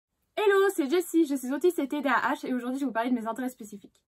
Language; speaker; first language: French; native; French